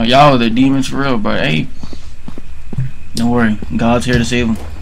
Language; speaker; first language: English; native; English